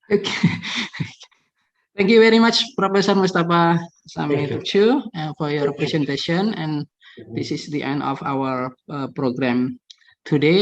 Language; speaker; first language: English; non-native, fluent; Indonesian